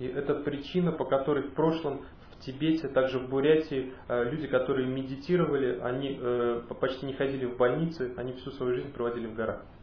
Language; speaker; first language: Russian; native; Russian